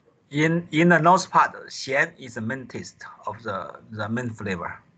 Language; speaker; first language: English; non-native, local second language; Chinese